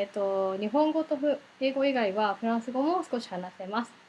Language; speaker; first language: Japanese; early bilingual, heritage; Japanese